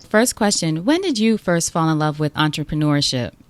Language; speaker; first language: English; native; English